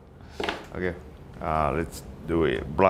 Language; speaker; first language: English; non-native, learner; Japanese